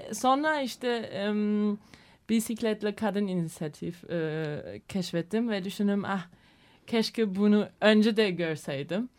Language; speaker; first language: Turkish; non-native, learner; German